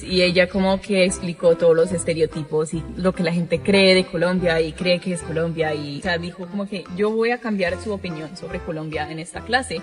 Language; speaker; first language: Spanish; non-native, fluent; English